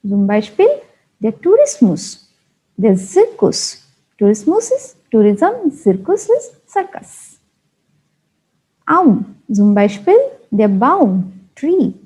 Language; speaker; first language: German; non-native, fluent; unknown